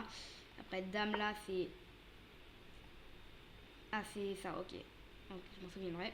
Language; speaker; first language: French; native; French